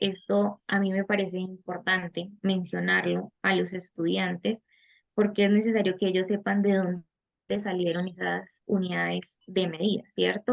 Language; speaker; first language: Spanish; native; Spanish